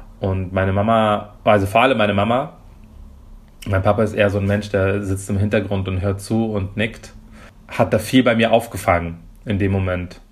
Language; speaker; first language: German; early bilingual, other home language; Persian